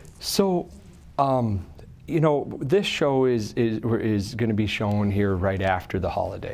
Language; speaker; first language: English; native; English